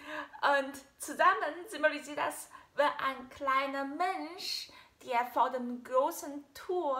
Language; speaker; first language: German; non-native, fluent; Chinese